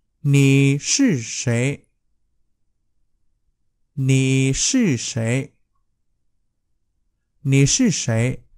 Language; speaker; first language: Chinese; non-native, fluent; Vietnamese